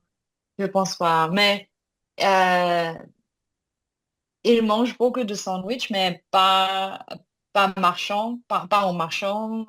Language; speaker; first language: French; non-native, learner; Korean